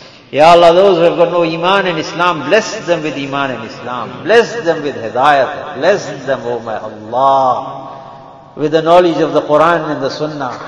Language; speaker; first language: English; native; English